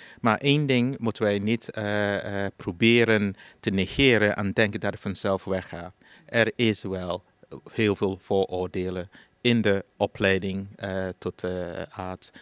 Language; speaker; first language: Dutch; non-native, fluent; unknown